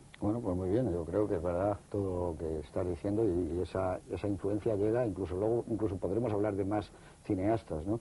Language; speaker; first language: Spanish; native; Spanish